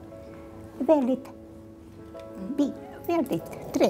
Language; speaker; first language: Swedish; non-native, learner; Finnish